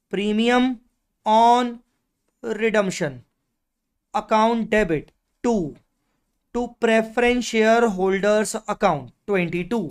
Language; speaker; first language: Hindi; native; Hindi